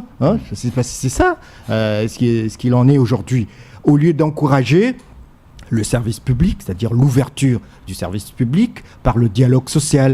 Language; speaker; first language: French; non-native, local second language; Comorian